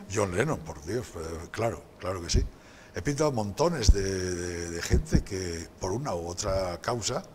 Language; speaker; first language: Spanish; native; Spanish